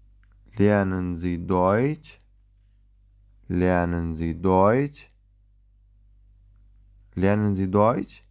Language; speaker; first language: German; non-native, fluent; Central Kurdish